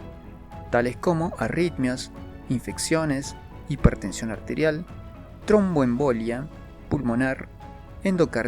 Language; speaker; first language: Spanish; native; Spanish